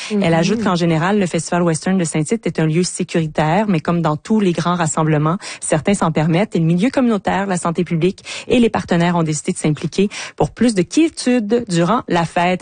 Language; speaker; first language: French; native; French